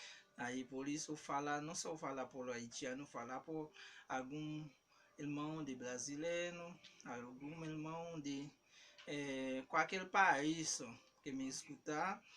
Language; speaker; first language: Portuguese; non-native, learner; Haitian Creole